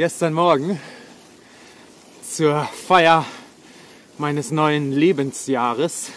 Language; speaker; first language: German; native; German